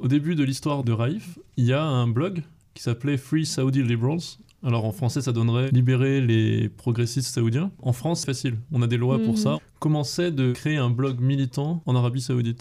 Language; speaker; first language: French; native; French